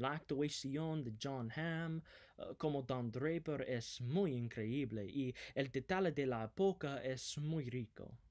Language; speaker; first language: Spanish; non-native, learner; English